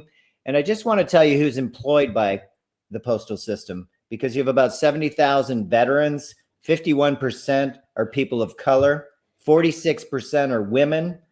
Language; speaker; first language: English; native; English